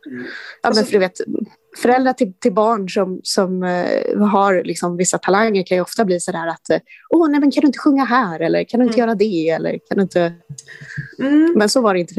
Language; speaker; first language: Swedish; native; Swedish